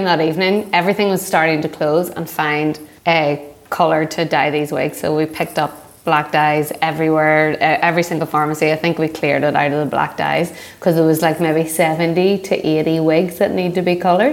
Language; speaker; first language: English; native; English